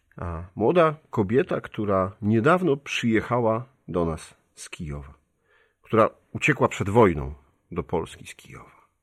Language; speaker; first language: Polish; native; Polish